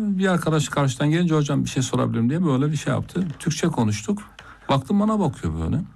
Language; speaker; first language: Turkish; non-native, local second language; Zaza